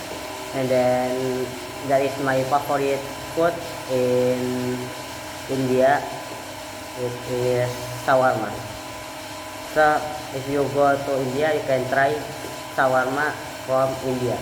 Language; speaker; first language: English; non-native, learner; Indonesian